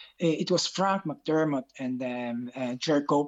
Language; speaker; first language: English; non-native, local second language; Hiligaynon